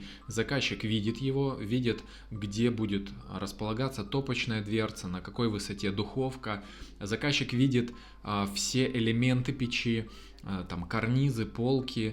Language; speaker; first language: Russian; native; Russian